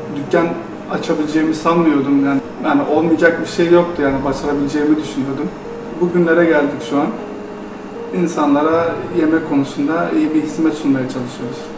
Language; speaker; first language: Turkish; native; Turkish